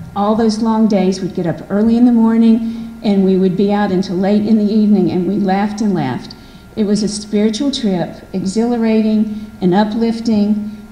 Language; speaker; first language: English; native; English